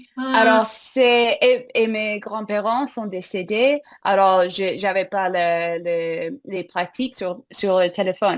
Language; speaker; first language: French; non-native, fluent; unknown